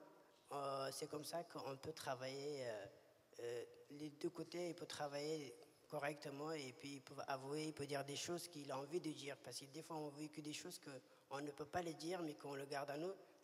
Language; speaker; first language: French; early bilingual, other home language; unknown